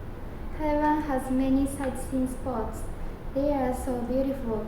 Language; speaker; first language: English; non-native, learner; Japanese